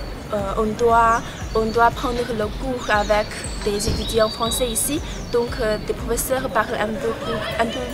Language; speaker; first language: French; non-native, learner; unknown